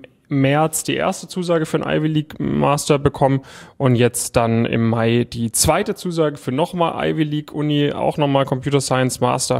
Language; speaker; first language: German; native; German